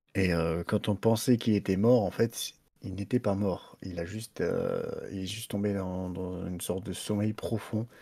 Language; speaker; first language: French; native; French